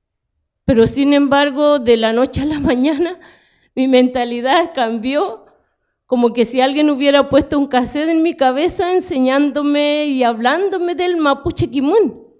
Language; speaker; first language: Spanish; non-native, local second language; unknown